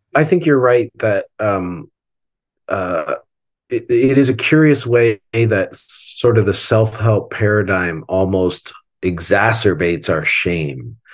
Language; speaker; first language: English; native; English